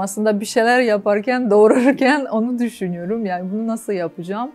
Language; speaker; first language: Turkish; non-native, fluent; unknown